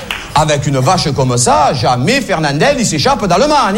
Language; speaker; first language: French; native; French